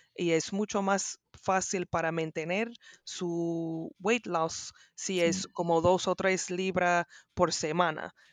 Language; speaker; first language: Spanish; non-native, learner; English